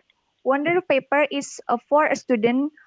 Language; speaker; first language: English; non-native, learner; Indonesian